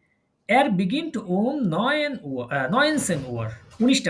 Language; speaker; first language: German; non-native, learner; Bangla